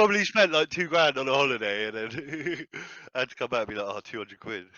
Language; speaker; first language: English; native; English